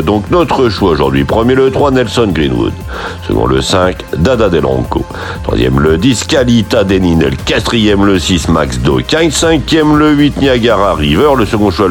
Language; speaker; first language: French; native; French